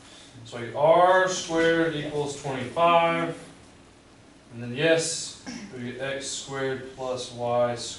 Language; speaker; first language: English; native; English